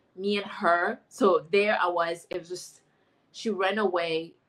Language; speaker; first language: English; non-native, fluent; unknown